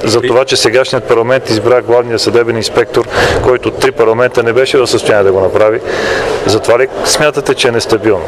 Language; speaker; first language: Bulgarian; native; Bulgarian